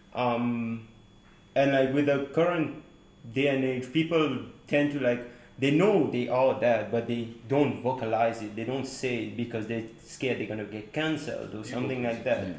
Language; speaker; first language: English; non-native, fluent; Morisyen